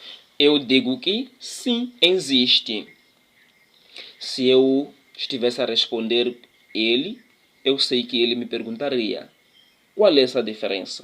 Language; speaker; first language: Portuguese; non-native, local second language; Tsonga